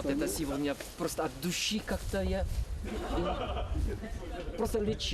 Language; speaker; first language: Russian; non-native, learner; Korean